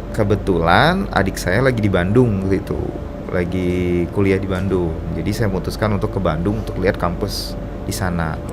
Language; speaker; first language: Indonesian; native; Indonesian